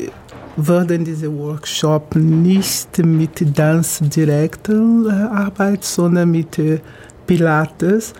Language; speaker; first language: German; non-native, fluent; Portuguese